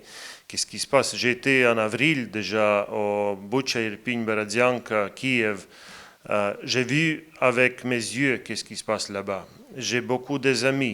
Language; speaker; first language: French; non-native, fluent; Latvian